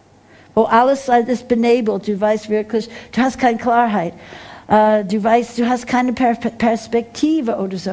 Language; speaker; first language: German; non-native, fluent; English